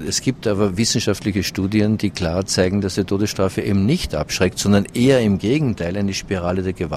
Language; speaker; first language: German; native; German